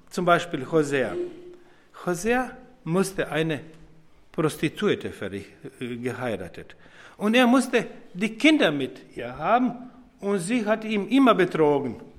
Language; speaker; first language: German; non-native, fluent; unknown